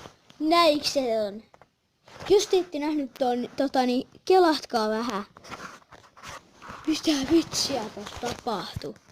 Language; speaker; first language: Finnish; native; Finnish